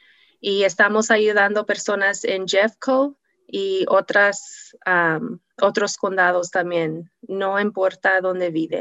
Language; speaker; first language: Spanish; non-native, learner; English